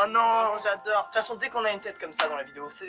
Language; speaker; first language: French; native; French